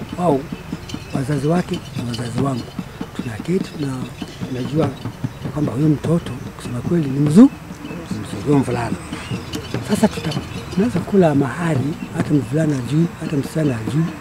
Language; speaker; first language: Swahili; non-native, local second language; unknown